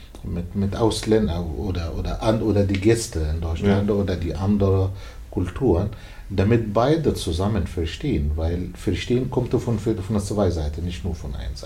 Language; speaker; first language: German; non-native, learner; Arabic